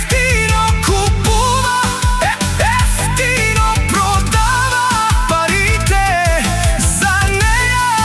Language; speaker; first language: Bulgarian; non-native, local second language; Romany